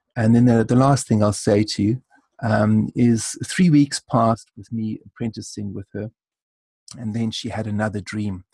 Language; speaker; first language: English; native; English